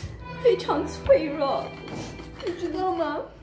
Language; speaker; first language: Chinese; non-native, fluent; Portuguese